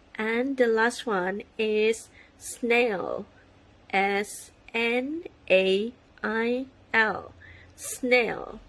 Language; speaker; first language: English; non-native, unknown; Thai